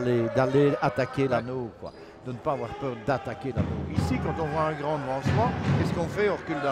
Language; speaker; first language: French; native; French